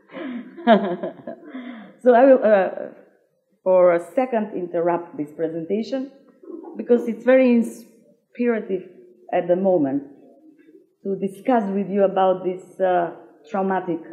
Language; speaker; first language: English; non-native, fluent; Macedonian